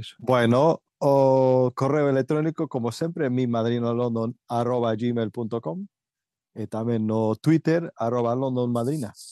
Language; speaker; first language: Galician; early bilingual, heritage; Galician